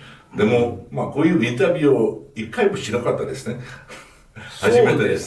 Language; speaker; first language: Japanese; non-native, fluent; Hungarian